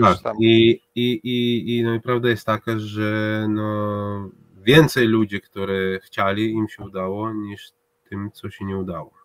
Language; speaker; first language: Polish; non-native, fluent; Hebrew